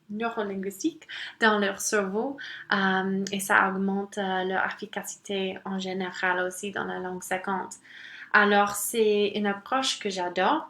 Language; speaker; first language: French; non-native, local second language; English